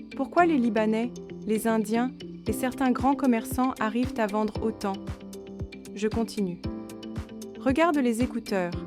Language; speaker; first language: French; non-native, fluent; Chinese